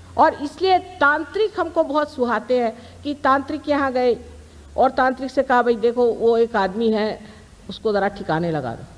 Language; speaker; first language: Hindi; non-native, local second language; Marathi